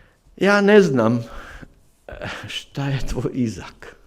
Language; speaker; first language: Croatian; non-native, fluent; Slovak